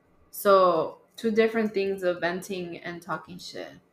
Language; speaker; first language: English; early bilingual, other home language; Spanish